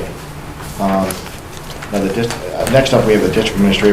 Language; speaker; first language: English; native; English